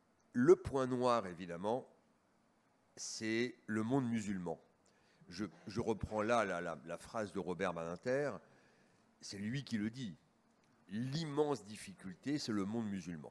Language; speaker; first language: French; native; French